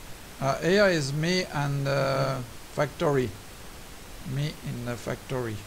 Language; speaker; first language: English; non-native, learner; French